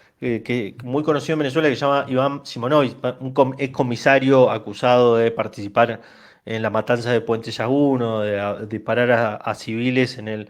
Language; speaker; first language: Spanish; native; Spanish